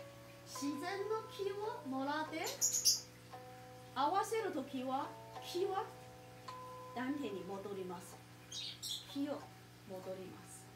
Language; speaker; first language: Japanese; non-native, fluent; Chinese